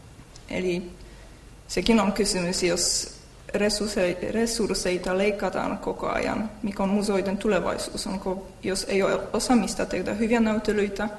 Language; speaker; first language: Finnish; non-native, fluent; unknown